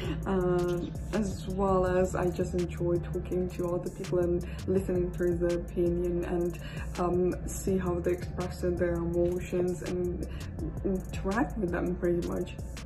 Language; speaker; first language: English; non-native, fluent; Russian